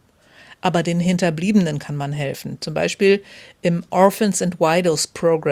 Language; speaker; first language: German; native; German